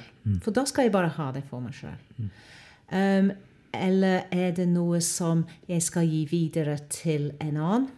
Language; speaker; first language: Norwegian; non-native, fluent; English